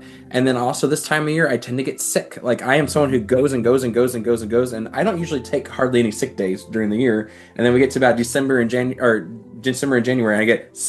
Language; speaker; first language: English; native; English